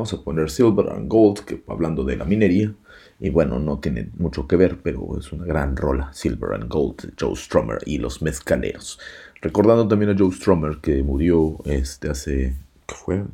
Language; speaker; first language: Spanish; native; Spanish